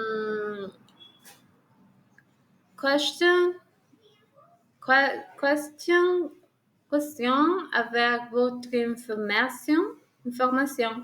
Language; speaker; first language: French; non-native, learner; Spanish